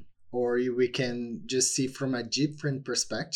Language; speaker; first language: English; non-native, fluent; Portuguese